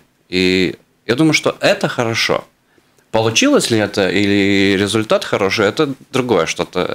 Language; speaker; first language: Russian; non-native, fluent; Latvian